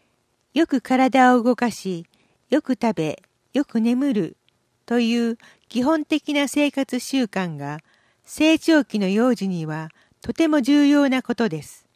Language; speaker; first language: Japanese; native; Japanese